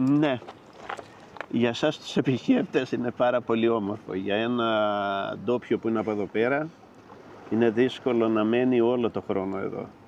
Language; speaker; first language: Greek; native; Greek